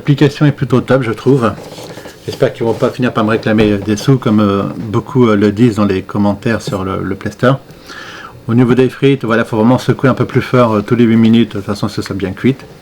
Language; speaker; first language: French; native; French